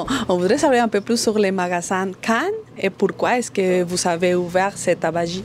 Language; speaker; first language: French; non-native, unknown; Spanish